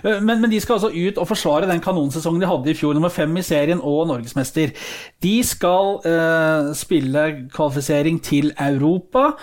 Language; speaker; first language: Norwegian; native; Norwegian